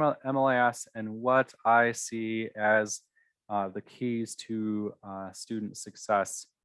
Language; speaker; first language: English; native; English